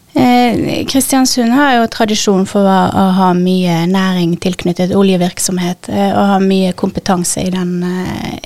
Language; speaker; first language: Norwegian; native; Norwegian